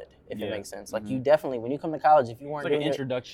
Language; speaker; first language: English; native; English